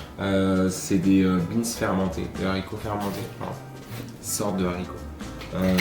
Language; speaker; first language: French; native; French